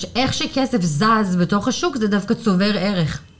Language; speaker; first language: Hebrew; non-native, fluent; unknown